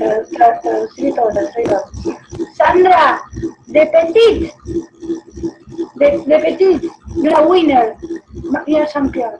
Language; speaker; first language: Spanish; native; Spanish